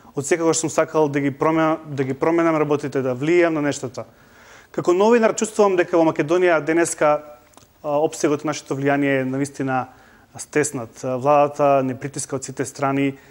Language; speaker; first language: Macedonian; native; Macedonian